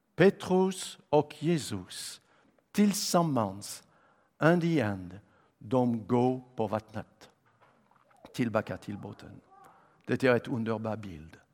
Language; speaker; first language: Swedish; non-native, fluent; French